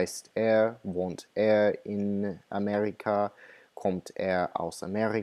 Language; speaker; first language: German; non-native, fluent; English